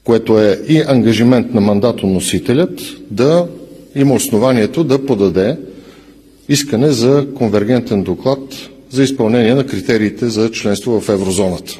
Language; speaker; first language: Bulgarian; native; Bulgarian